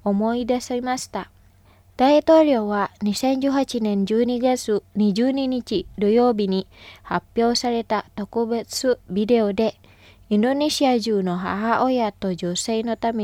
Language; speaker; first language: Japanese; non-native, fluent; Indonesian